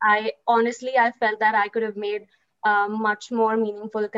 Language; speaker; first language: English; non-native, local second language; Hindi